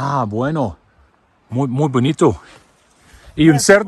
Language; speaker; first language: Spanish; non-native, learner; Dutch